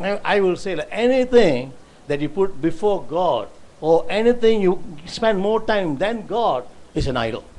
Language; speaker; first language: English; non-native, local second language; Tamil